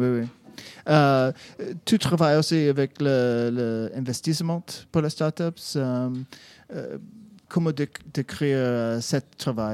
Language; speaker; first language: French; non-native, learner; English